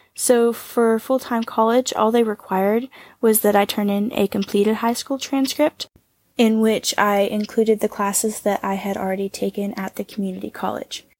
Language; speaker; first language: English; native; English